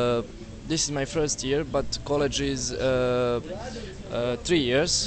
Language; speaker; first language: English; non-native, learner; Serbian